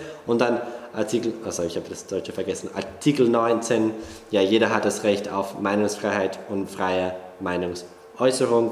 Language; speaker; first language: German; non-native, fluent; English